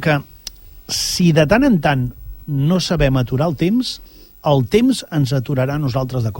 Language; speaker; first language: Catalan; native; Catalan